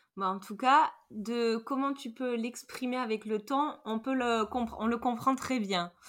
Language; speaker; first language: French; native; French